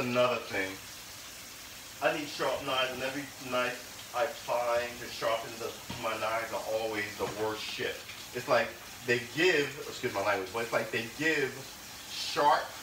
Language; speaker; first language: English; native; English